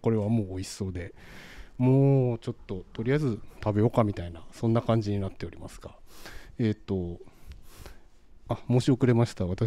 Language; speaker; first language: Japanese; native; Japanese